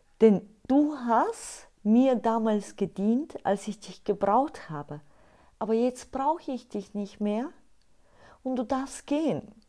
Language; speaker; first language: German; non-native, fluent; Bulgarian